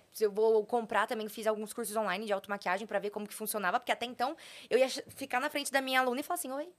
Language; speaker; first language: Portuguese; native; Portuguese